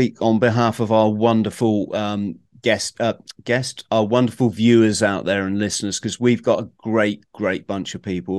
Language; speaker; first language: English; native; English